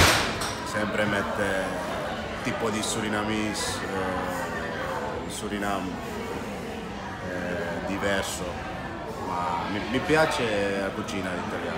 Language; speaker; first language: Italian; non-native, learner; Dutch